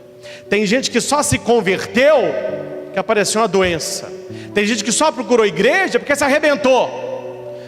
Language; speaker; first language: Portuguese; native; Portuguese